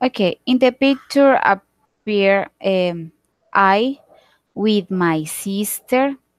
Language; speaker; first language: English; non-native, learner; Spanish